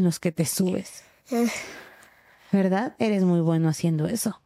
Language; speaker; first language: Spanish; native; Spanish